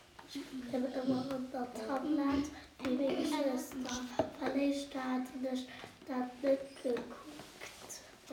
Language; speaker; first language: German; non-native, local second language; Arabic